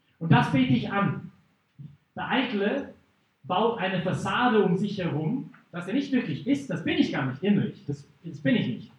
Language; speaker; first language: German; non-native, fluent; English